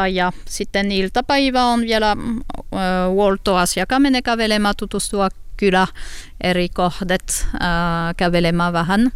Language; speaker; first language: Finnish; non-native, learner; French